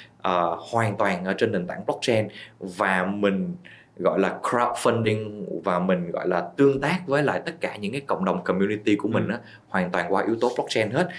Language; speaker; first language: Vietnamese; native; Vietnamese